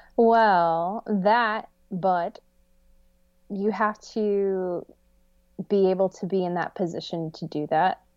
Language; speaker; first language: English; native; English